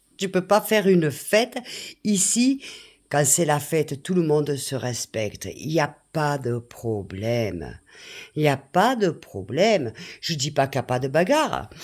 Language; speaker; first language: French; native; French